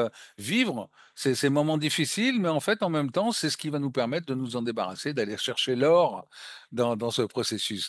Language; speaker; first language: French; native; French